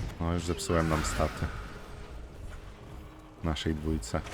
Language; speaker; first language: Polish; native; Polish